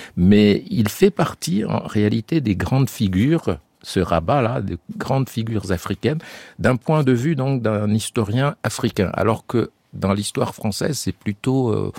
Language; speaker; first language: French; non-native, local second language; Arabic